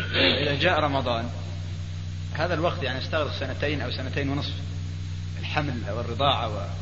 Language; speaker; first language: Arabic; native; Arabic